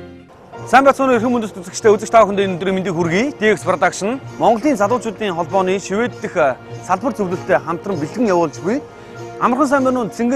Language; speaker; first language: Mongolian; native; Mongolian